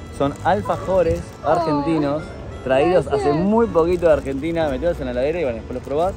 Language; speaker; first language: Spanish; native; Spanish